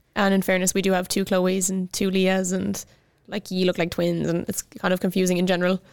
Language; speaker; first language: English; native; English